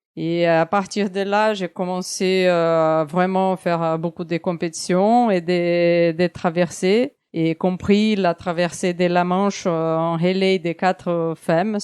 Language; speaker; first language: French; non-native, fluent; Portuguese